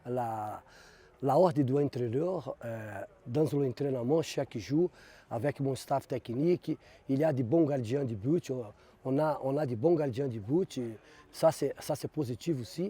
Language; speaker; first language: French; non-native, fluent; Portuguese